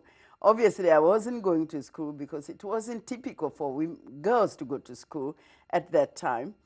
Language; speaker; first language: English; non-native, local second language; Kikuyu